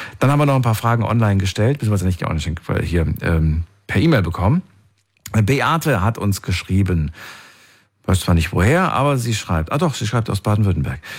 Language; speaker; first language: German; native; German